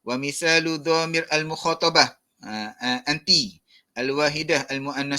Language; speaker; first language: Arabic; non-native, fluent; Malay